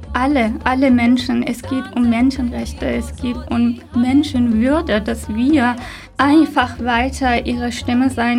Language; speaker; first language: German; non-native, fluent; Persian